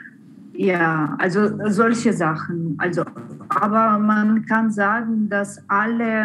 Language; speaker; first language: German; non-native, fluent; Ukrainian